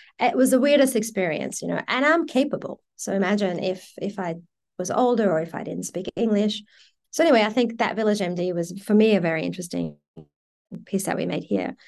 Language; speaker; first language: English; early bilingual, other home language; Persian